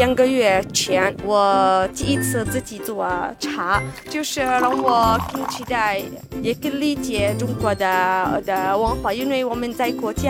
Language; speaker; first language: Chinese; non-native, learner; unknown